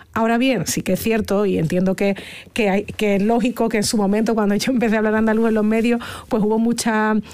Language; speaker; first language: Spanish; native; Spanish